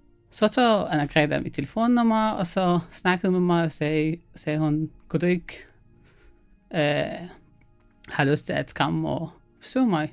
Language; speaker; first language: Danish; non-native, fluent; Arabic